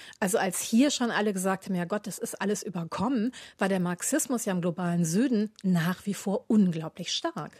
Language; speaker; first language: German; native; German